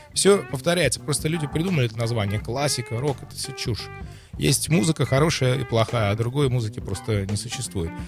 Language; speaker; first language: Russian; native; Russian